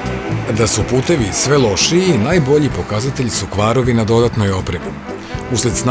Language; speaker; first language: Bosnian; native; Bosnian